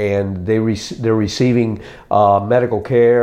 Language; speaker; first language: English; native; English